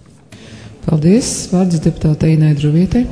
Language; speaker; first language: Latvian; native; Latvian